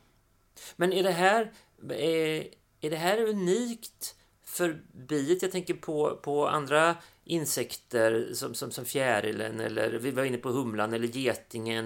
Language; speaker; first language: Swedish; native; Swedish